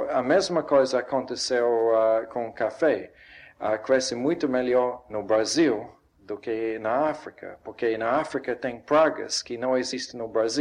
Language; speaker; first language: Portuguese; non-native, fluent; English